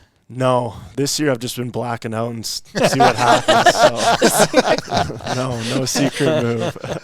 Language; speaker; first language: English; native; English